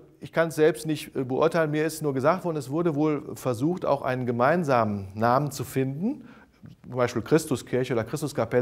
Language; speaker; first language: German; native; German